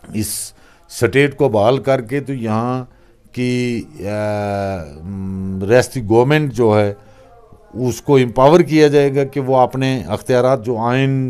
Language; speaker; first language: Hindi; non-native, local second language; Kashmiri